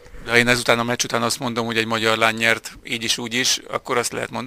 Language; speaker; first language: Hungarian; native; Hungarian